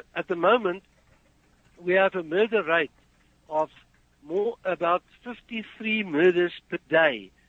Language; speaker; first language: English; non-native, fluent; Afrikaans